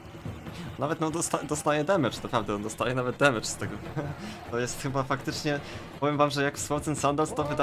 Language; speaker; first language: Polish; native; Polish